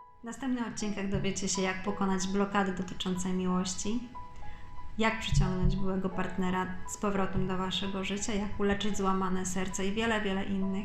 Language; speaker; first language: Polish; native; Polish